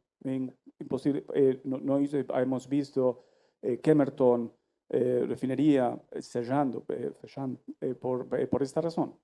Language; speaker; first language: Spanish; non-native, learner; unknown